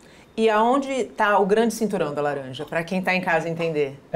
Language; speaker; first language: Portuguese; native; Portuguese